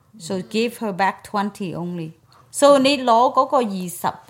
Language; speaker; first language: English; non-native, fluent; Cantonese